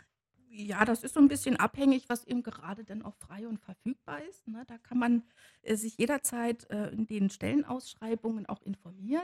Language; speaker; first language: German; native; German